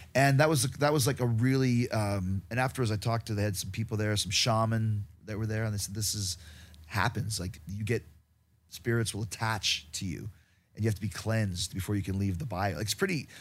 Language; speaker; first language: English; native; English